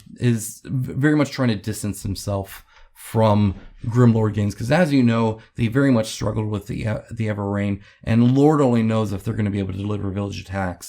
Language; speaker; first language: English; native; English